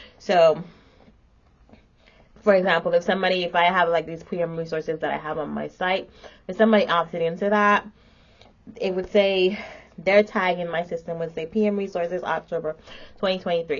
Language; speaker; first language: English; native; English